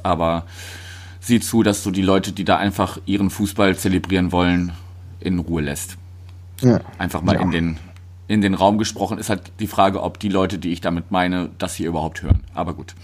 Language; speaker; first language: German; native; German